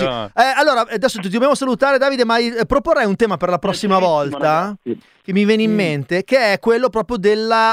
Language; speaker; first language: Italian; native; Italian